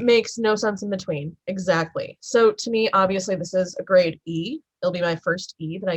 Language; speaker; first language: English; native; English